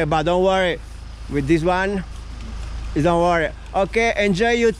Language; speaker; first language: English; non-native, learner; Spanish